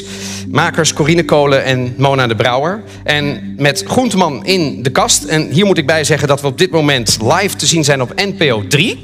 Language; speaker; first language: Dutch; native; Dutch